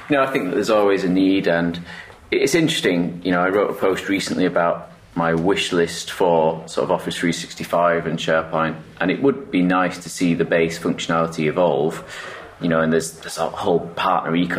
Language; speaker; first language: English; native; English